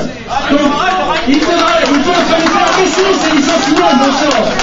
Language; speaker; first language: French; native; French